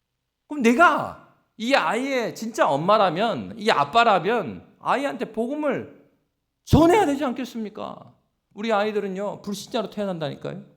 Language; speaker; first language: Korean; native; Korean